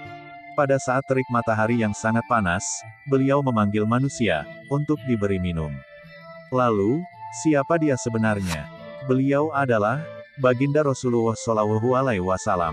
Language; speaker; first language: Indonesian; native; Indonesian